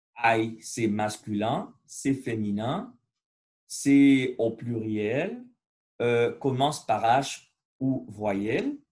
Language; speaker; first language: French; non-native, learner; Spanish